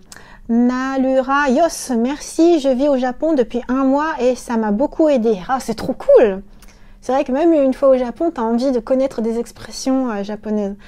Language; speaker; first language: French; native; French